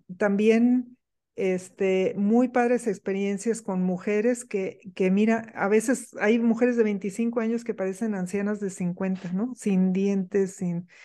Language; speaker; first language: Spanish; native; Spanish